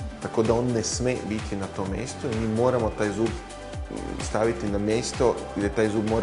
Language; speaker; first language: Slovenian; non-native, learner; Croatian